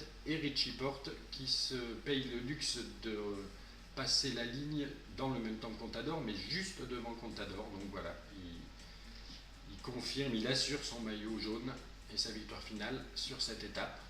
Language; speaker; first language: French; native; French